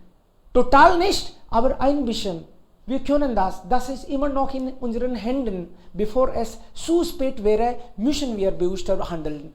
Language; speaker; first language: German; non-native, fluent; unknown